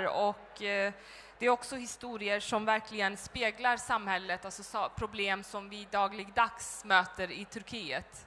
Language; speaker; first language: Swedish; early bilingual, other home language; Turkish